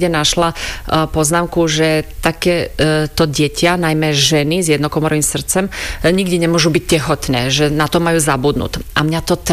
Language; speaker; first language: Slovak; non-native, fluent; Croatian